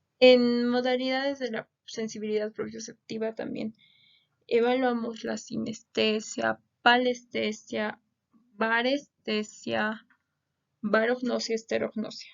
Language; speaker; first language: Spanish; native; Spanish